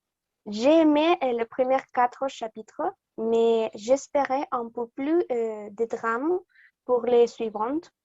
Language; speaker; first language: French; non-native, learner; Spanish